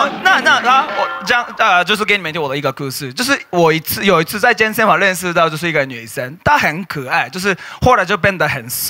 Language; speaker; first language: Chinese; native; Chinese